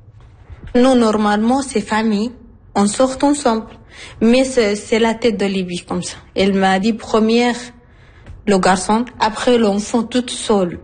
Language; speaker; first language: French; non-native, learner; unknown